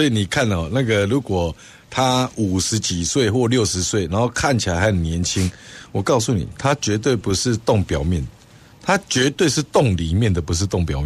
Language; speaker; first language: Chinese; native; Chinese